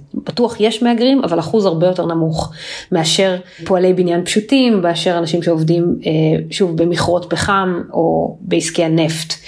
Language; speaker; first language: Hebrew; native; Hebrew